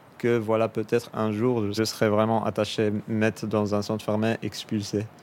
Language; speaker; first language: French; non-native, local second language; Arabic